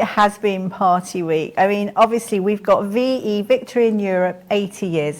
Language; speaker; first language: English; native; English